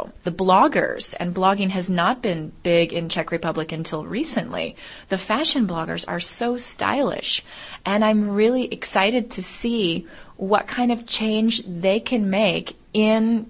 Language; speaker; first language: English; native; English